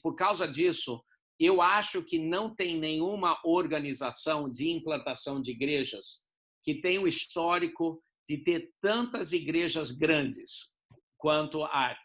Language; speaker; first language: Portuguese; non-native, fluent; English